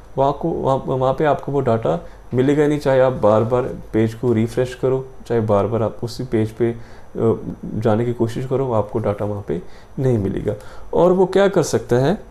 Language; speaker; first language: Hindi; non-native, local second language; Punjabi